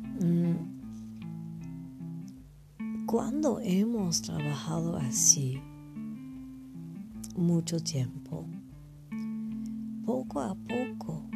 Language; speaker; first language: Spanish; non-native, fluent; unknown